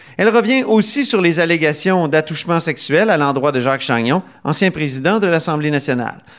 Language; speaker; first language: French; native; French